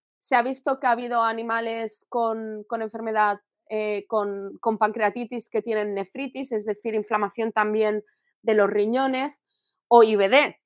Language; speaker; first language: Spanish; native; Spanish